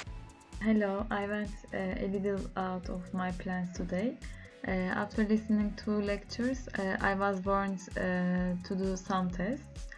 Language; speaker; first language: English; non-native, learner; Turkish